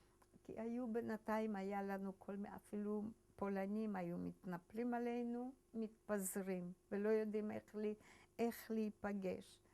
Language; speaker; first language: Hebrew; early bilingual, other home language; Polish